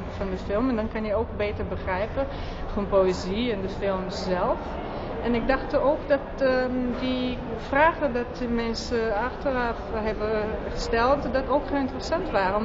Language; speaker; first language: Dutch; non-native, fluent; Portuguese